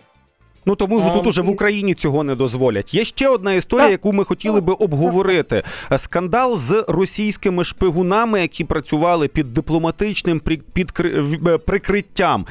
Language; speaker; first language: Ukrainian; native; Ukrainian